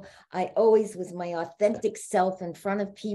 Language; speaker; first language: English; native; English